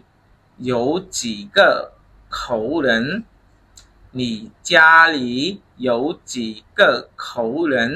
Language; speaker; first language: Chinese; non-native, fluent; Khmer